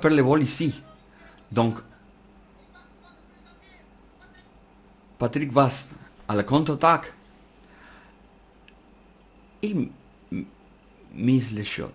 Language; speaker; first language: French; non-native, learner; Spanish